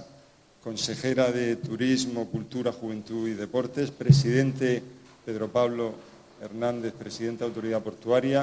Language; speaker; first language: Spanish; native; Spanish